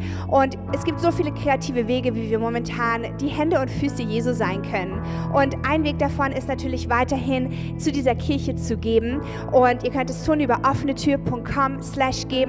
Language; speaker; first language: German; native; German